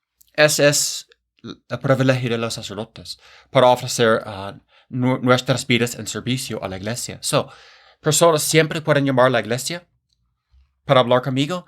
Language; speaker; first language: Spanish; non-native, fluent; English